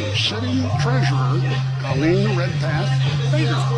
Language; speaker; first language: English; native; English